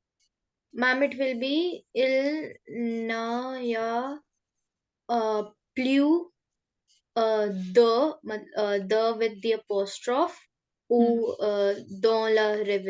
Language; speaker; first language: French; non-native, learner; Hindi